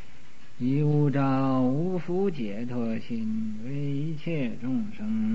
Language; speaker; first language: Chinese; native; Chinese